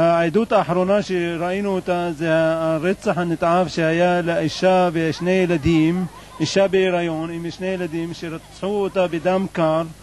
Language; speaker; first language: Hebrew; non-native, fluent; Arabic